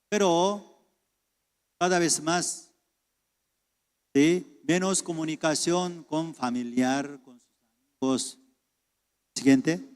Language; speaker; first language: Spanish; non-native, fluent; Korean